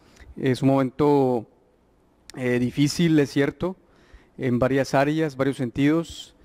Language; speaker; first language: Spanish; native; Spanish